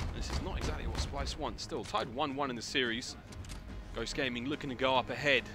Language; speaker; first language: English; native; English